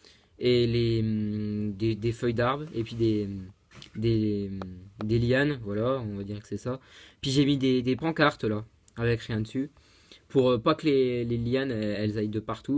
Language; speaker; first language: French; native; French